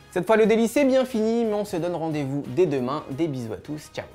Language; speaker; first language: French; native; French